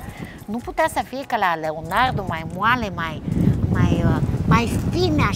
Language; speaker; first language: Romanian; non-native, fluent; Bulgarian